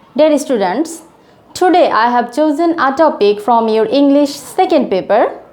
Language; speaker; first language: English; non-native, local second language; Bangla